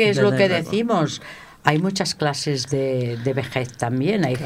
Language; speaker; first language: Catalan; native; Catalan